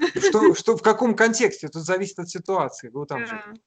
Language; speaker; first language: Russian; native; Russian